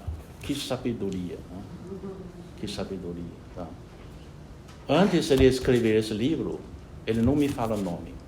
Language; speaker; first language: Portuguese; non-native, fluent; Chinese